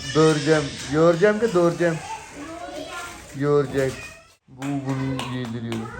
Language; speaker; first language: Turkish; non-native, learner; Urdu